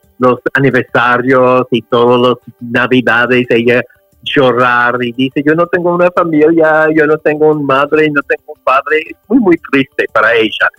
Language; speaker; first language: Spanish; non-native, learner; English